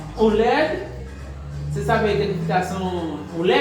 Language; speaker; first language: Portuguese; non-native, learner; Haitian Creole